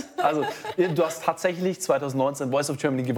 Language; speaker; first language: German; native; German